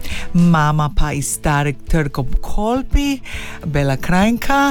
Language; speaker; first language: Slovenian; early bilingual, heritage; Slovenian